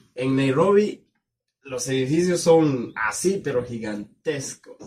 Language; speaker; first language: Spanish; non-native, fluent; Swahili